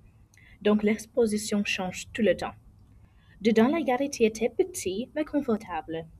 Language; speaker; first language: French; non-native, learner; English